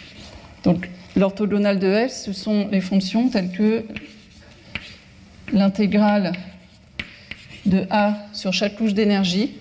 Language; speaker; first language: French; native; French